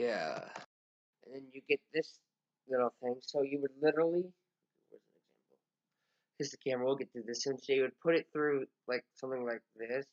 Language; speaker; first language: English; native; English